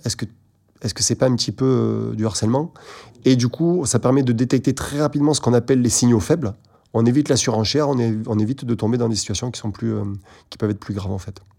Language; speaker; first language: French; native; French